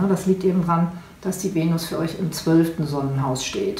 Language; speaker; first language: German; native; German